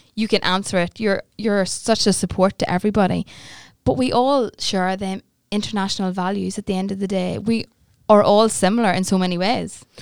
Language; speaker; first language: English; native; English